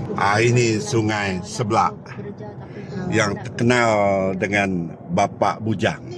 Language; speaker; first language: Malay; native; Malay